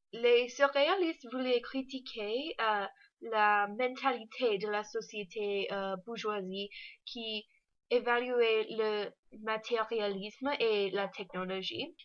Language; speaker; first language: French; non-native, learner; English